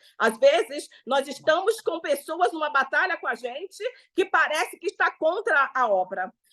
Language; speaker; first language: Portuguese; native; Portuguese